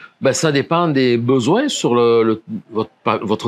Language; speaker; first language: French; native; French